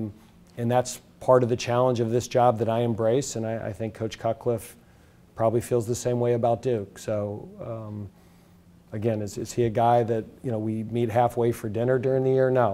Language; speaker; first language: English; native; English